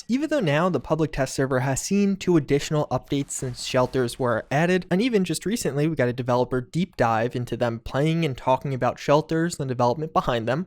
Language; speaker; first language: English; native; English